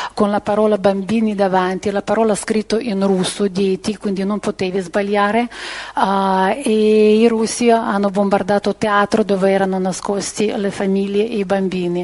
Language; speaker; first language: Italian; non-native, fluent; Ukrainian